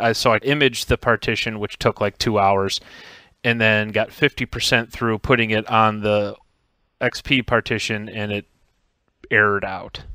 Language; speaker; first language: English; native; English